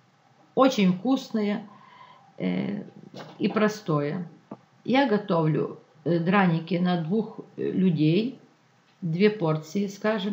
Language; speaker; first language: Russian; non-native, local second language; Ukrainian